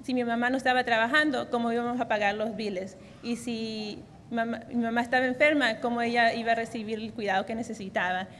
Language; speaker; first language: Spanish; early bilingual, heritage; Spanish